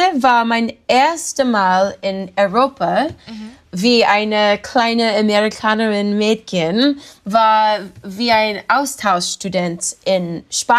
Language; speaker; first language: German; non-native, learner; English